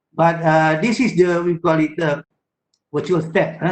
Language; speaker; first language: English; non-native, local second language; Malay